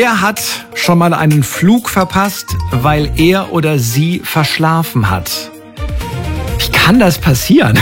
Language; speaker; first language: German; native; German